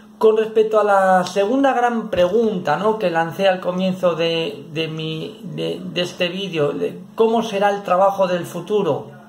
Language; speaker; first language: Spanish; native; Spanish